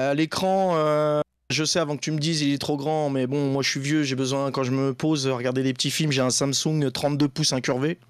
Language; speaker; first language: French; native; French